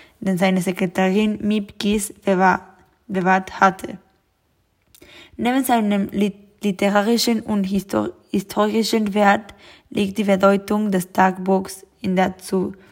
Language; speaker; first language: German; non-native, learner; Spanish